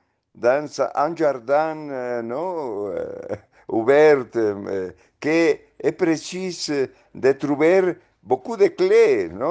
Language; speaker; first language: French; non-native, fluent; Spanish